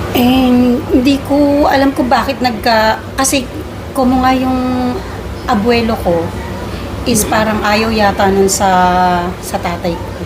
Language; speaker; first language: Filipino; native; Filipino